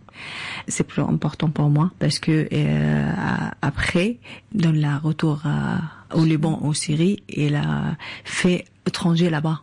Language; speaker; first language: French; non-native, learner; Arabic